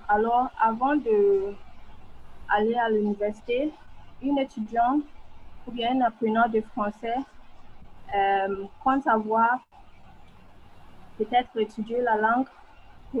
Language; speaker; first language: French; non-native, fluent; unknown